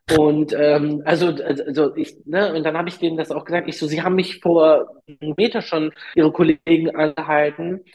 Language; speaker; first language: German; early bilingual, other home language; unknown